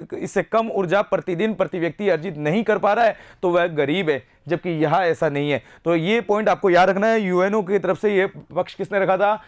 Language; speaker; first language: Hindi; native; Hindi